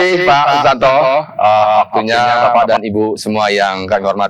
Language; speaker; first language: Indonesian; native; Indonesian